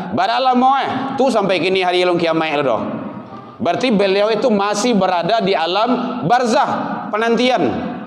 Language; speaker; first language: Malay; non-native, local second language; Minangkabau